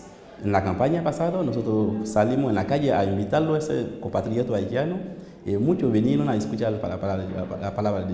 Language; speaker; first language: Spanish; non-native, learner; Haitian Creole